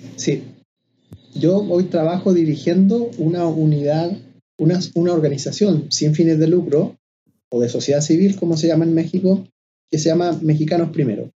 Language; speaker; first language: Spanish; native; Spanish